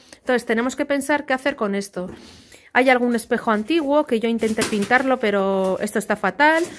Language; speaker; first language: Spanish; native; Spanish